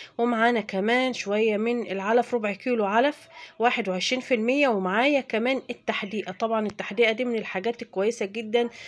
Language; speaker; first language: Arabic; native; Arabic